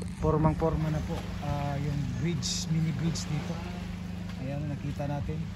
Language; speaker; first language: Filipino; non-native, local second language; Cebuano